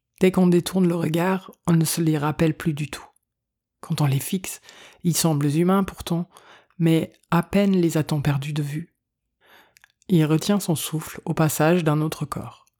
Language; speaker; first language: French; native; French